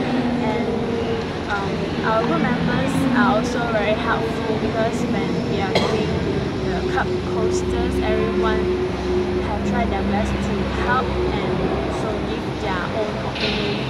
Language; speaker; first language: English; non-native, local second language; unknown